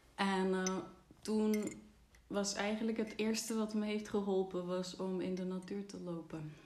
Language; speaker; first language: Dutch; non-native, fluent; Czech